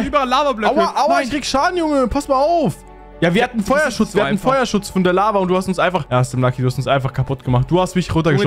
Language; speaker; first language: German; native; German